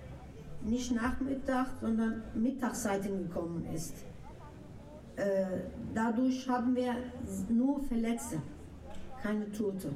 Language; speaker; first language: German; non-native, local second language; Turkish